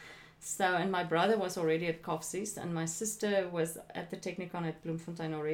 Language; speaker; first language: English; non-native, local second language; Afrikaans